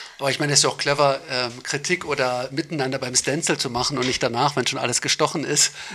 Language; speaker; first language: German; native; German